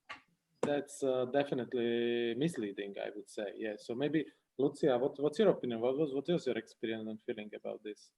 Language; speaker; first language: English; non-native, fluent; Czech